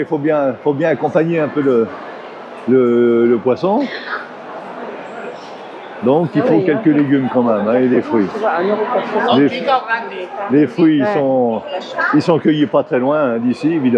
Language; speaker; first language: French; native; French